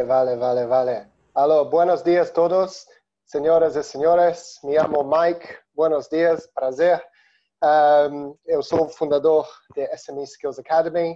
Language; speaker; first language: Spanish; non-native, learner; Portuguese